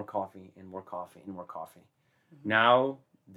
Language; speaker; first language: English; non-native, fluent; Spanish